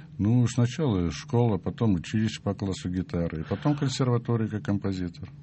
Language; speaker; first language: Russian; native; Russian